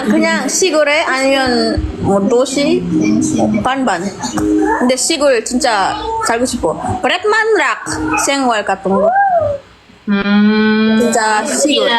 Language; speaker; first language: Korean; non-native, learner; Filipino